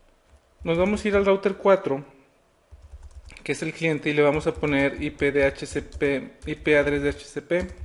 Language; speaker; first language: Spanish; native; Spanish